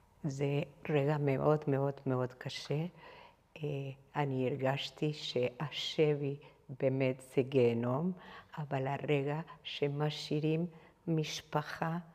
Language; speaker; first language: Hebrew; non-native, fluent; Spanish